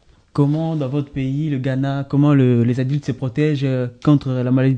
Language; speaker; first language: French; native; French